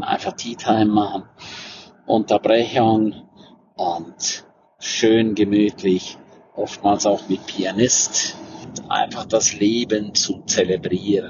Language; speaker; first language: German; native; German